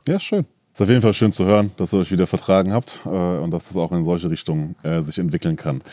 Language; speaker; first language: German; native; German